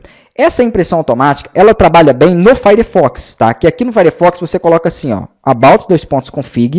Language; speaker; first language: Portuguese; native; Portuguese